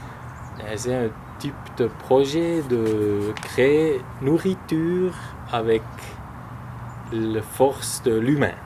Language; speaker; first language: French; non-native, local second language; German